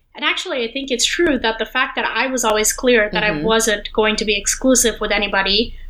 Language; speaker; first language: English; non-native, local second language; Hindi